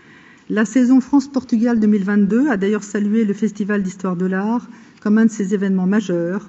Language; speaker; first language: French; native; French